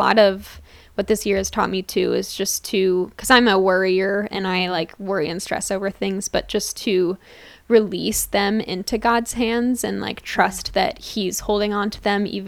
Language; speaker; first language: English; native; English